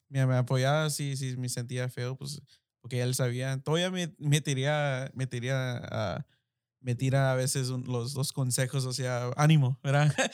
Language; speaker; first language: Spanish; early bilingual, heritage; Spanish